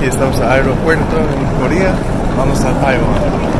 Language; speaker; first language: Spanish; non-native, learner; English